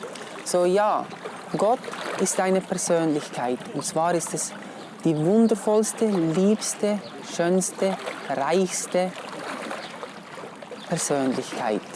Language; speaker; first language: German; non-native, fluent; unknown